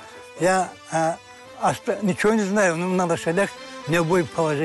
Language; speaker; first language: Russian; non-native, local second language; Karachay-Balkar